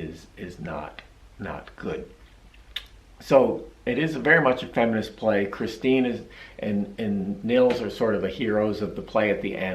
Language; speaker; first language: English; native; English